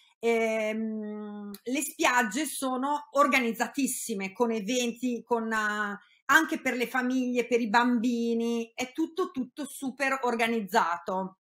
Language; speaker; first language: Italian; native; Italian